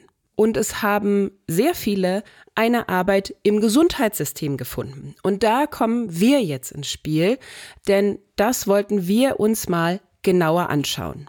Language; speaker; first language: German; native; German